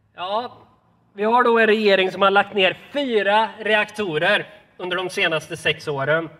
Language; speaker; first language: Swedish; native; Swedish